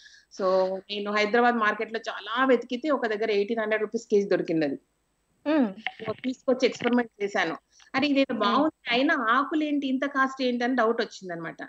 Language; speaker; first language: Telugu; native; Telugu